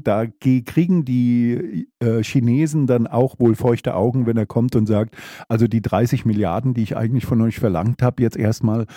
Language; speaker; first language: German; native; German